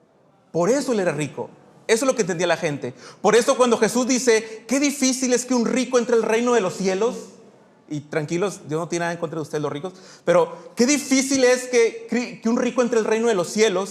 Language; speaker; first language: Spanish; native; Spanish